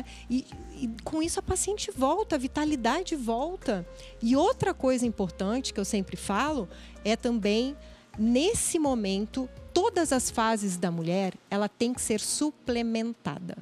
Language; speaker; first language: Portuguese; native; Portuguese